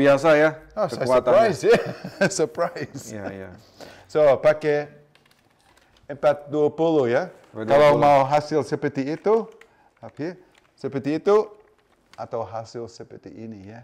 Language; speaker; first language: Indonesian; non-native, learner; English